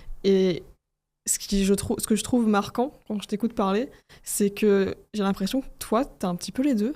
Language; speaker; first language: French; native; French